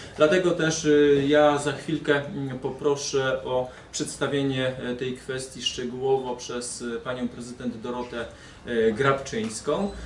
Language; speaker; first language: Polish; native; Polish